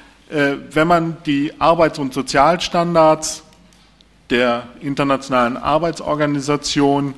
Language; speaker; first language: German; native; German